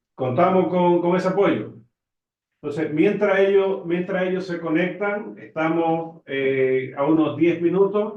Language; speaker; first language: Spanish; native; Spanish